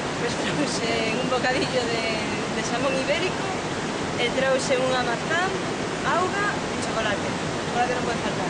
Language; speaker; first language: Galician; native; Galician